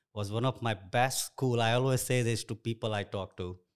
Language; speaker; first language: English; non-native, local second language; Gujarati